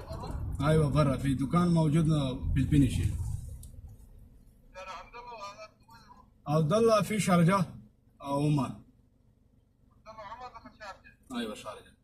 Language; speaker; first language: Arabic; non-native, learner; Hindi